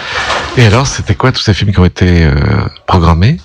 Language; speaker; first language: French; native; French